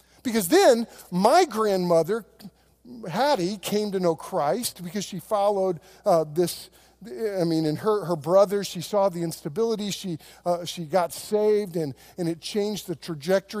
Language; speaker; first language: English; native; English